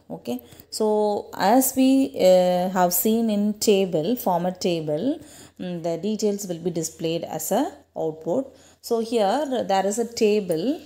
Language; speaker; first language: English; non-native, local second language; Tamil